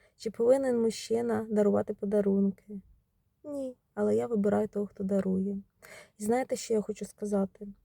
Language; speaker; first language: Ukrainian; non-native, local second language; Russian